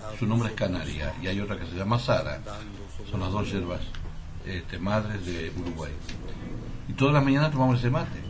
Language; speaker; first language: Spanish; native; Spanish